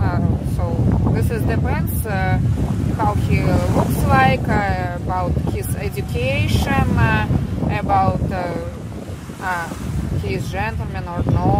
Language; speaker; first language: English; non-native, learner; Russian